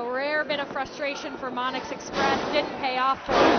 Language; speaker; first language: English; native; English